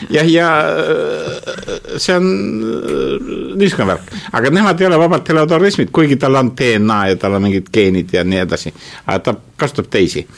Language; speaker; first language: Estonian; native; Estonian